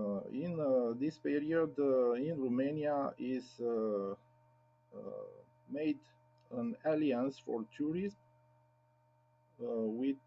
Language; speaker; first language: English; non-native, learner; Romanian